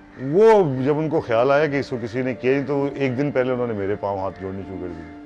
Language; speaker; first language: Urdu; non-native, local second language; Punjabi